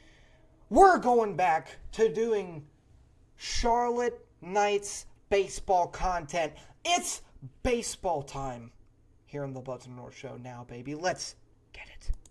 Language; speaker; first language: English; native; English